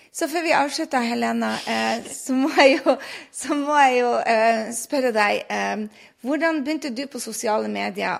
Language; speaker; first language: Norwegian; native; Norwegian